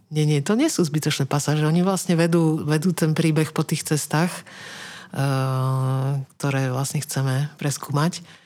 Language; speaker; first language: Slovak; native; Slovak